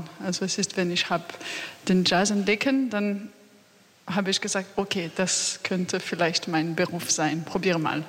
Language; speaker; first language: German; non-native, learner; French